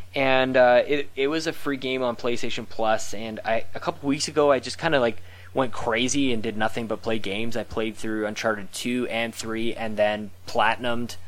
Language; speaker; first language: English; native; English